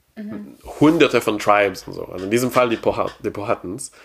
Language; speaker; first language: German; non-native, fluent; English